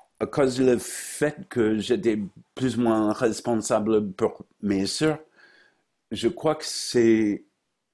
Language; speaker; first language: French; non-native, fluent; English